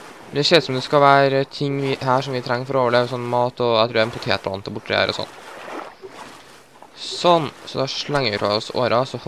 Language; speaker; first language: Norwegian; native; Norwegian